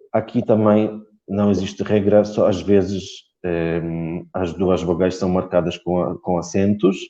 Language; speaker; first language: Portuguese; non-native, fluent; Polish